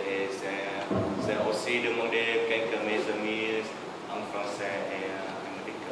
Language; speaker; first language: French; non-native, learner; Vietnamese